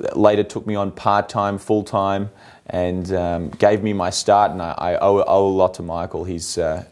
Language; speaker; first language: English; native; English